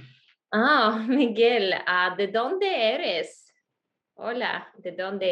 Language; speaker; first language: Spanish; non-native, learner; Russian